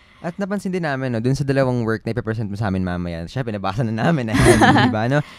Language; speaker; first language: Filipino; native; Filipino